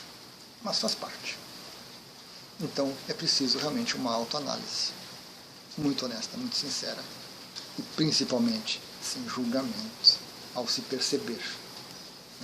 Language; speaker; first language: Portuguese; native; Portuguese